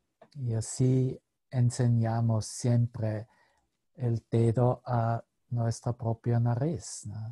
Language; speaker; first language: Spanish; non-native, fluent; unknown